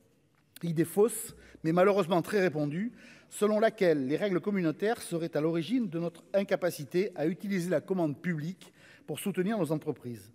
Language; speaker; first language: French; native; French